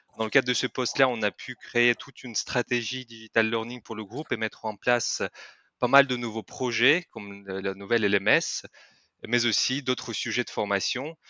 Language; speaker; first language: French; non-native, fluent; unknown